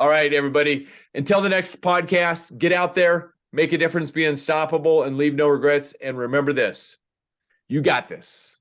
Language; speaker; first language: English; native; English